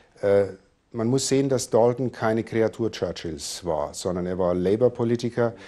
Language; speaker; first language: German; native; German